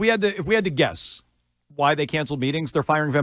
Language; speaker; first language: English; native; English